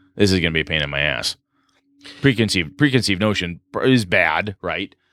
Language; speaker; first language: English; native; English